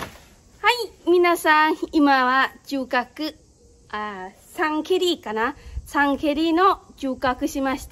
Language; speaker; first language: Japanese; non-native, learner; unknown